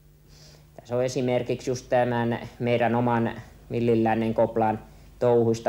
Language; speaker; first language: Finnish; native; Finnish